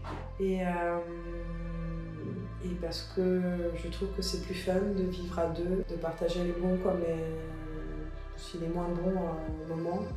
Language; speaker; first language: French; early bilingual, other home language; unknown